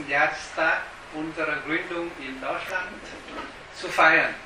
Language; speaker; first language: German; non-native, fluent; Vietnamese